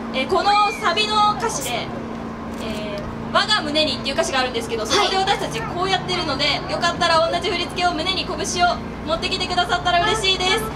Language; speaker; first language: Japanese; native; Japanese